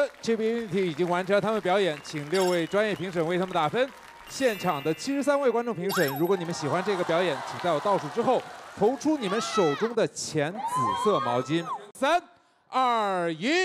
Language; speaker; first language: Chinese; native; Chinese